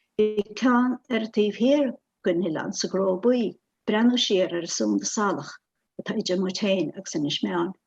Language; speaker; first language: Irish; native; Irish